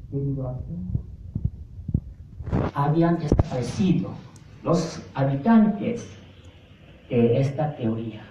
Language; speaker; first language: Spanish; non-native, fluent; Korean